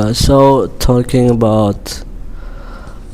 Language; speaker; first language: English; non-native, learner; Indonesian